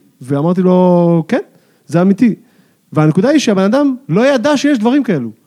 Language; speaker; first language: Hebrew; native; Hebrew